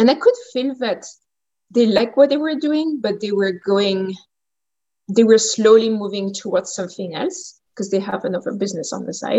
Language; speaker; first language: English; non-native, fluent; French